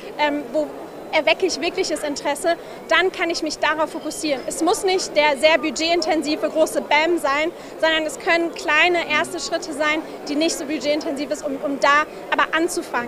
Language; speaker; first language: German; native; German